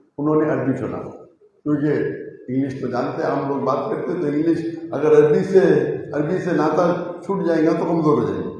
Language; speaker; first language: Urdu; non-native, local second language; Konkani